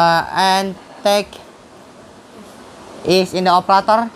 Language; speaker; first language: English; non-native, learner; Indonesian